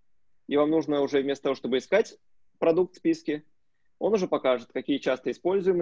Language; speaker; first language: Russian; native; Russian